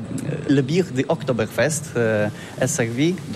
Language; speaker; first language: French; non-native, learner; Polish